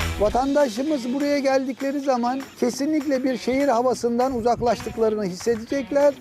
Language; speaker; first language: Turkish; native; Turkish